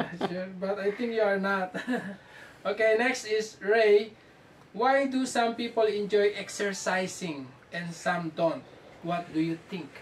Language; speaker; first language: English; non-native, fluent; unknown